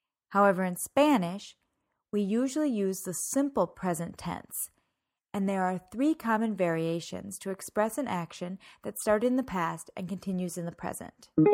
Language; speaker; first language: English; native; English